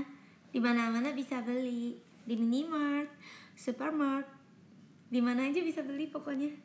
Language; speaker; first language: Indonesian; non-native, fluent; Japanese